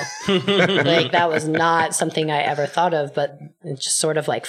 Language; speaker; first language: English; native; English